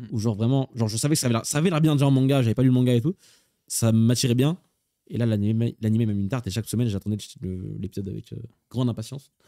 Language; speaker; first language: French; native; French